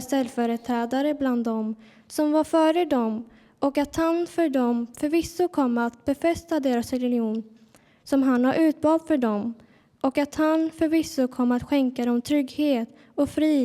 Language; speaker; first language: Swedish; early bilingual, other home language; Urdu